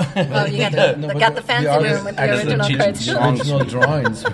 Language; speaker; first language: English; native; English